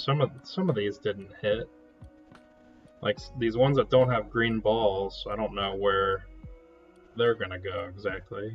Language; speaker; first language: English; native; English